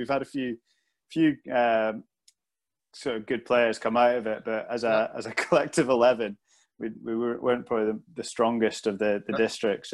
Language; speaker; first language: English; native; English